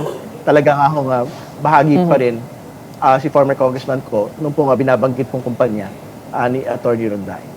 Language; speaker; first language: Filipino; native; Filipino